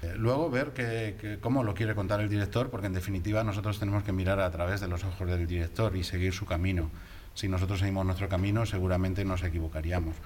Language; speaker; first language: Spanish; native; Spanish